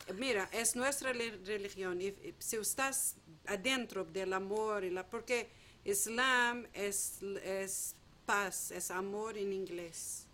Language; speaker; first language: Spanish; non-native, fluent; Portuguese